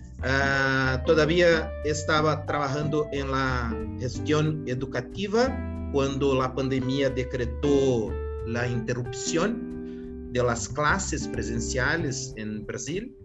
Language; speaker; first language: Spanish; non-native, learner; Portuguese